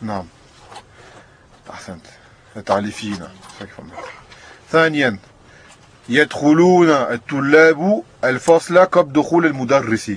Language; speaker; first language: Arabic; non-native, fluent; French